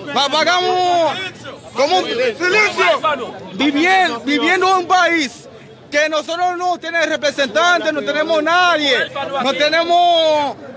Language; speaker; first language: Spanish; non-native, learner; Haitian Creole